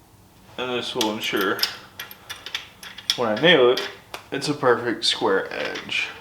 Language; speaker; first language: English; native; English